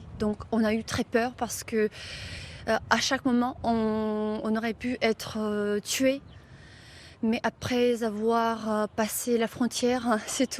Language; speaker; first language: French; non-native, fluent; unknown